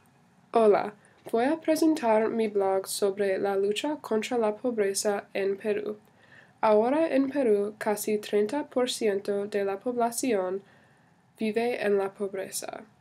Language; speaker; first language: Spanish; non-native, learner; English